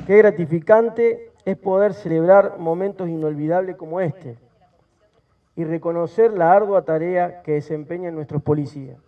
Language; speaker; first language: Spanish; native; Spanish